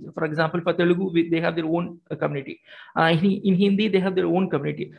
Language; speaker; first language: English; non-native, local second language; Tamil